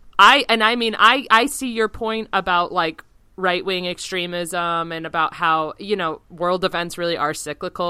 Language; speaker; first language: English; native; English